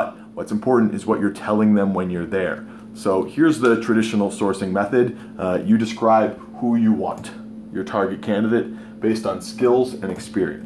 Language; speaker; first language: English; native; English